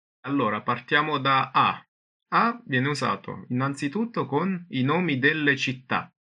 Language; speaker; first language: Italian; native; Italian